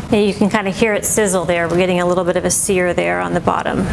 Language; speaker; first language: English; native; English